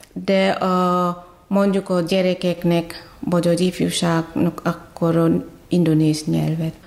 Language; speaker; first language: Hungarian; non-native, fluent; Batak Toba